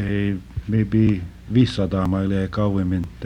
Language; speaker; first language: Finnish; early bilingual, heritage; Finnish